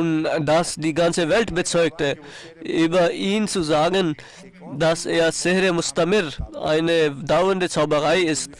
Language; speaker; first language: German; non-native, fluent; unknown